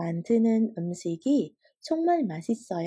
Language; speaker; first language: Korean; non-native, fluent; Indonesian